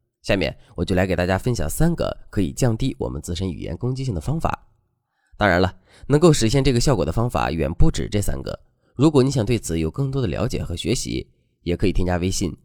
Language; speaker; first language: Chinese; native; Chinese